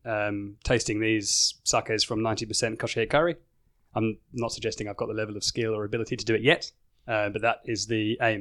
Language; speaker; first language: English; native; English